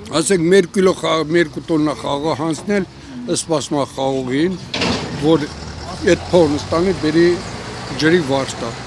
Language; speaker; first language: Armenian; native; Armenian